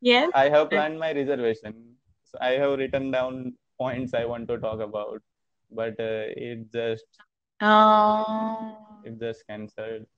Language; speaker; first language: English; non-native, learner; Hindi